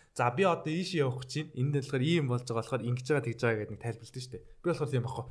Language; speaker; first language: Mongolian; native; Mongolian